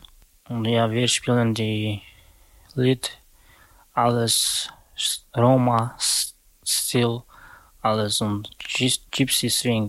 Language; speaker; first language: German; non-native, learner; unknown